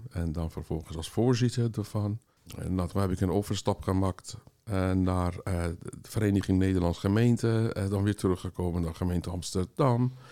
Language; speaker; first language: Dutch; non-native, fluent; Persian